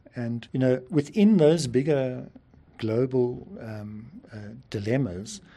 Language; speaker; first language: English; native; English